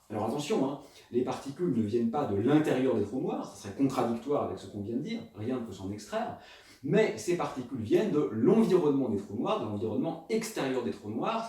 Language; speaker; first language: French; native; French